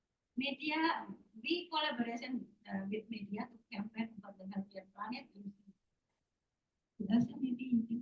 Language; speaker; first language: English; non-native, learner; Indonesian